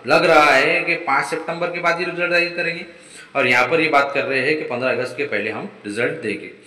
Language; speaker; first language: Hindi; non-native, local second language; Marathi